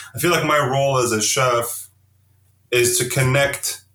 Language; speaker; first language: English; early bilingual, heritage; Arabic